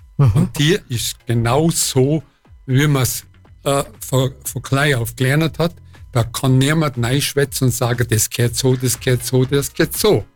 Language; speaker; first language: German; native; German